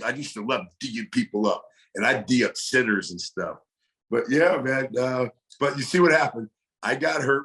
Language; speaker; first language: English; native; English